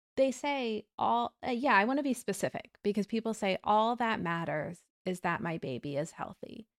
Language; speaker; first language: English; native; English